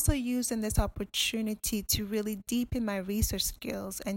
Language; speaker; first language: English; non-native, local second language; Akan